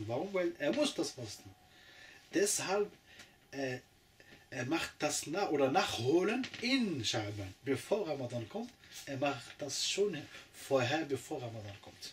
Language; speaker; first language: German; non-native, fluent; Arabic